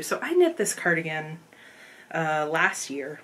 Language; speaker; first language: English; native; English